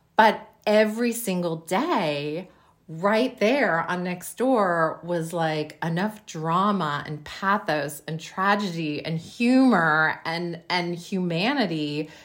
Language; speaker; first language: English; native; English